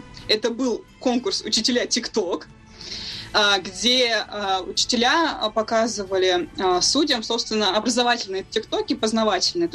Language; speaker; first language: Russian; native; Russian